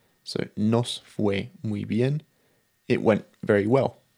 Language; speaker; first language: Spanish; non-native, fluent; English